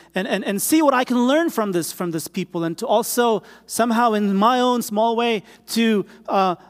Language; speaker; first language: English; non-native, local second language; Filipino